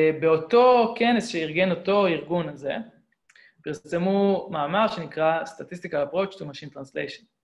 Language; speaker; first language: Hebrew; native; Hebrew